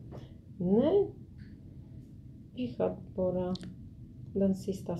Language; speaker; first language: Swedish; non-native, learner; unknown